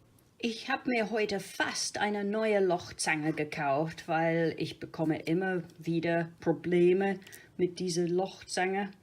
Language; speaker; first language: German; non-native, fluent; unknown